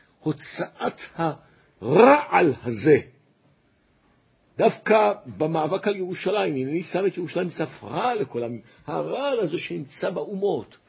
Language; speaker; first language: Hebrew; native; Hebrew